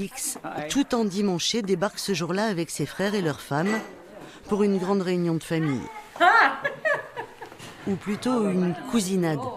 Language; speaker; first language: French; native; French